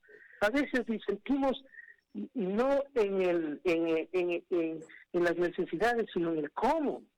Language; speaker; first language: Spanish; native; Spanish